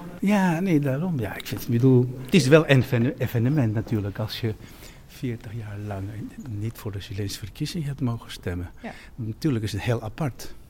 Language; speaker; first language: Dutch; non-native, fluent; Spanish